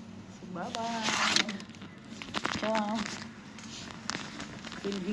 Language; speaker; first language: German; non-native, learner; Filipino